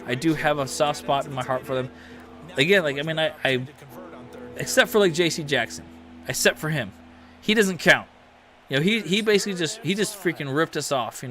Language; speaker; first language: English; native; English